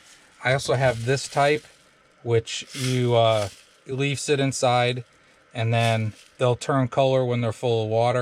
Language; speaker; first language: English; native; English